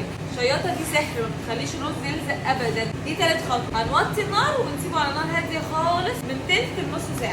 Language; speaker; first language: Arabic; native; Arabic